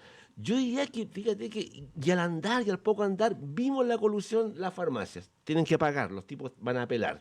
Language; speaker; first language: Spanish; native; Spanish